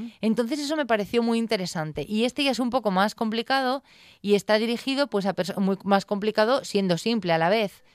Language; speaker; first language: Spanish; native; Spanish